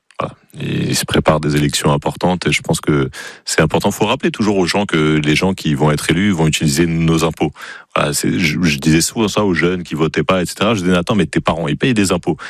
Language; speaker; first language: French; native; French